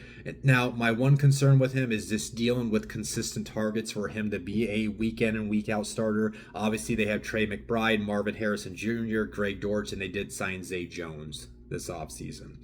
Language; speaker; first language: English; native; English